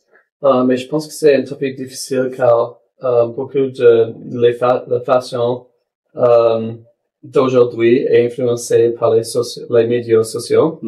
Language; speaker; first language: French; non-native, local second language; English